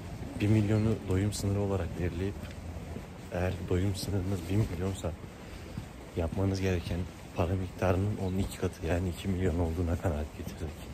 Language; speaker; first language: Turkish; native; Turkish